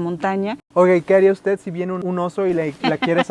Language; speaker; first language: Spanish; native; Spanish